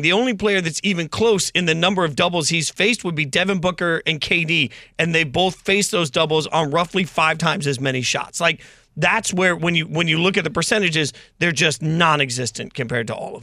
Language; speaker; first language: English; native; English